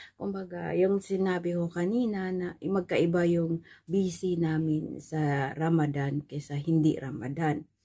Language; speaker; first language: Filipino; non-native, local second language; Maguindanaon